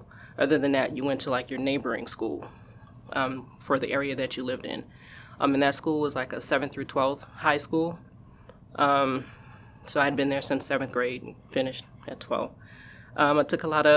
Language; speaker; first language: English; native; English